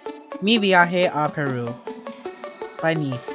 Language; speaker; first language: Spanish; non-native, learner; English